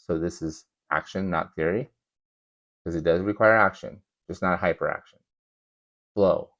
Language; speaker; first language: English; native; English